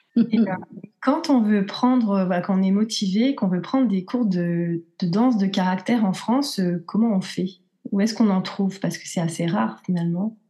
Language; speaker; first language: French; native; French